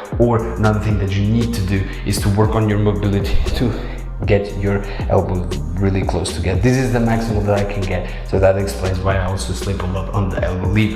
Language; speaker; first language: English; non-native, fluent; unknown